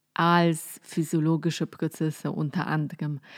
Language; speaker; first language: German; non-native, fluent; Polish